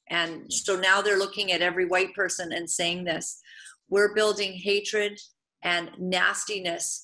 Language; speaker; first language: English; native; English